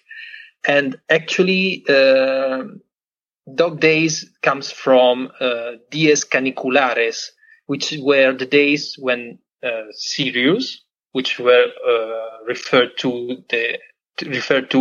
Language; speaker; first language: English; non-native, fluent; Italian